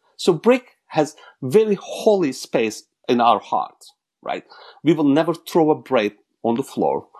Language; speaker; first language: English; non-native, fluent; Turkish